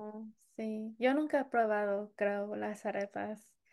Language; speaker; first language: Spanish; non-native, fluent; English